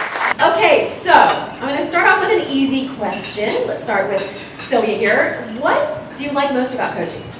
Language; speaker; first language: English; native; English